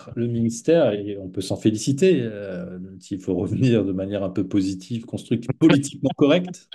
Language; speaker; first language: French; non-native, local second language; Swiss German